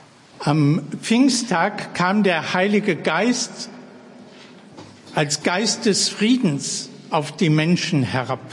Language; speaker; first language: German; native; German